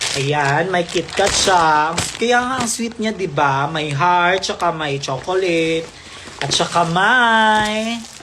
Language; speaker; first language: Filipino; non-native, local second language; Cebuano